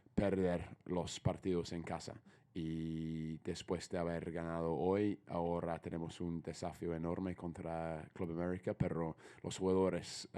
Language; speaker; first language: Spanish; non-native, fluent; English